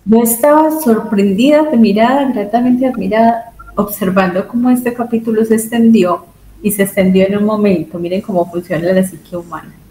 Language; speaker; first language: Spanish; native; Spanish